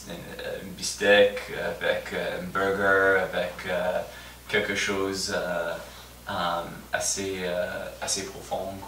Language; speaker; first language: French; non-native, fluent; English